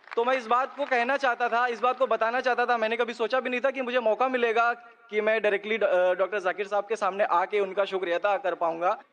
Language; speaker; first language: Hindi; native; Hindi